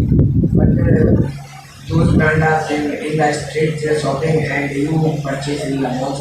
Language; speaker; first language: English; non-native, learner; Hindi